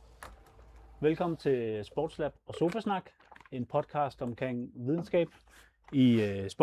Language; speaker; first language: Danish; native; Danish